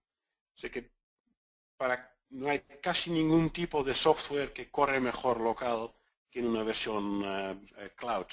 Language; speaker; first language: Spanish; non-native, fluent; Dutch